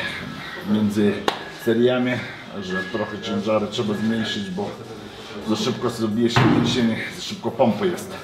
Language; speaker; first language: Polish; non-native, fluent; Lithuanian